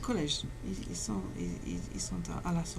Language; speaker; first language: French; non-native, fluent; English